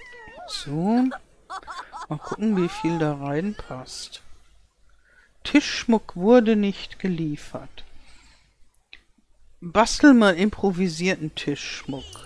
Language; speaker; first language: German; native; German